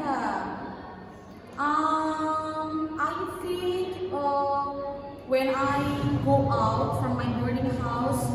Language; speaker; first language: English; non-native, learner; Indonesian